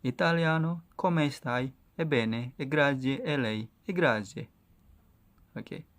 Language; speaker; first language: Italian; non-native, learner; Indonesian